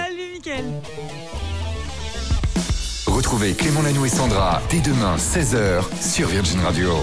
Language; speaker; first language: French; native; French